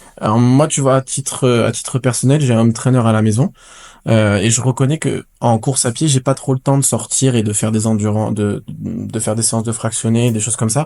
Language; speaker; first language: French; native; French